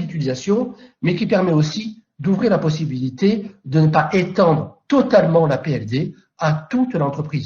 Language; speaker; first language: French; native; French